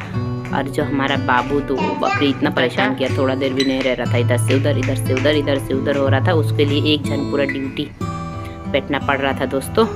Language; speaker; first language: Hindi; native; Hindi